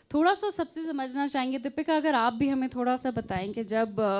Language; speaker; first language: Hindi; native; Hindi